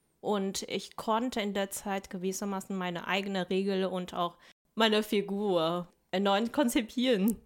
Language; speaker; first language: German; non-native, fluent; Chinese